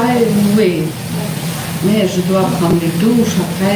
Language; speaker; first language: French; non-native, learner; Russian